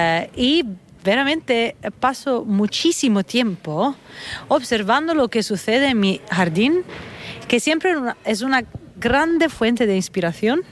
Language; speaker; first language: Spanish; non-native, fluent; Italian